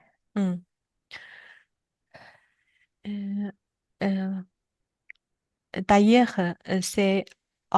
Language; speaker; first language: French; non-native, learner; Chinese